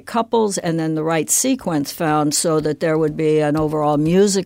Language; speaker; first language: English; native; English